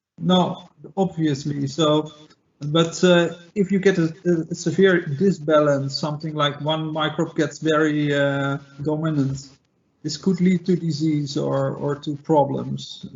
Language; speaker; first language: English; non-native, fluent; Dutch